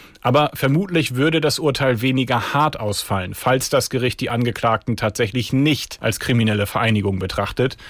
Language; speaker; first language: German; native; German